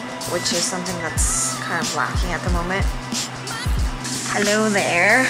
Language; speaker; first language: English; early bilingual, other home language; Korean